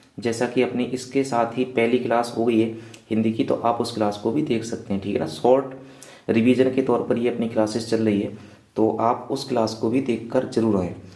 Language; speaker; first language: Hindi; native; Hindi